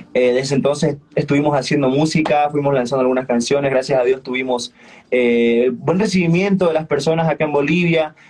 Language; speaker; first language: Spanish; native; Spanish